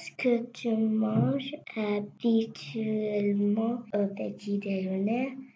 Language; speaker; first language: French; non-native, learner; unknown